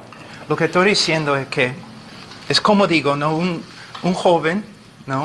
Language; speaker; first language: Spanish; non-native, fluent; English